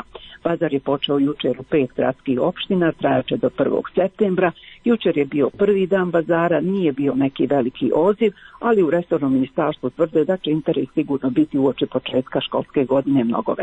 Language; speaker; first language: Croatian; native; Croatian